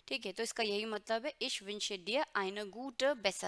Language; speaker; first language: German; non-native, fluent; Hindi